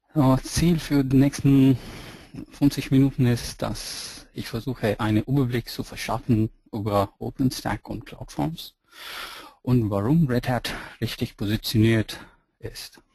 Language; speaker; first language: German; non-native, fluent; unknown